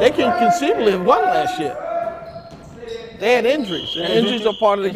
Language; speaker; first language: English; native; English